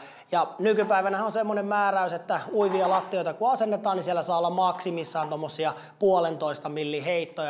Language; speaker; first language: Finnish; native; Finnish